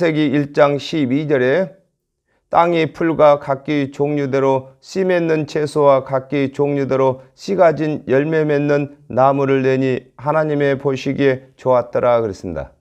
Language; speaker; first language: Korean; native; Korean